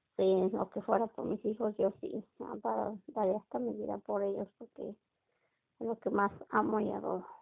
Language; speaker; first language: Spanish; native; Spanish